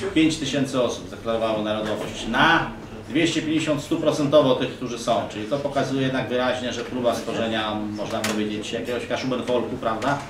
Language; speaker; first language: Polish; native; Polish